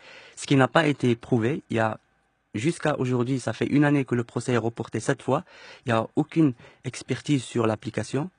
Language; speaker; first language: French; non-native, local second language; Arabic